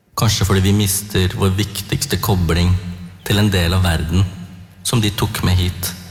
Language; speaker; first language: Norwegian; early bilingual, other home language; Tamil